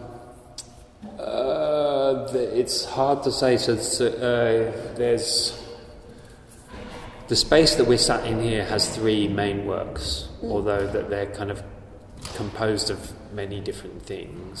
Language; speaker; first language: English; native; English